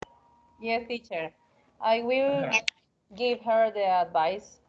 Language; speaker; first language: English; non-native, learner; Spanish